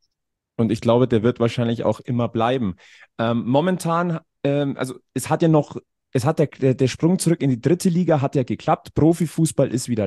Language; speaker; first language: German; native; German